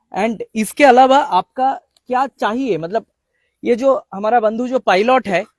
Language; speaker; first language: Hindi; non-native, local second language; Bangla